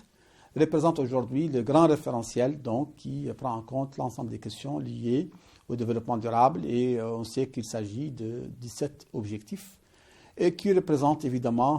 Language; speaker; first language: French; non-native, local second language; Arabic